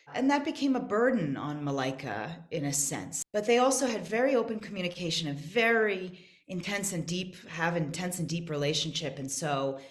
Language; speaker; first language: English; native; English